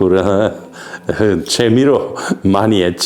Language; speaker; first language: Korean; non-native, fluent; Italian